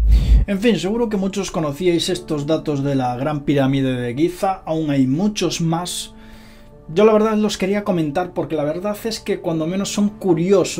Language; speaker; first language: Spanish; native; Spanish